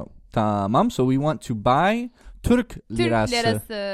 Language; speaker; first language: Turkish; non-native, learner; English